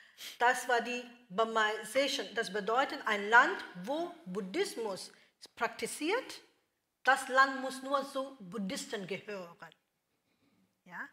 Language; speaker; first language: German; non-native, learner; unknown